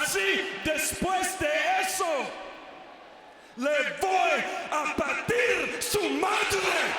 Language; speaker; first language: Spanish; non-native, learner; English